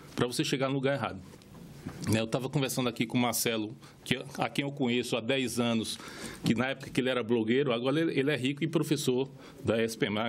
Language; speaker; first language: Portuguese; native; Portuguese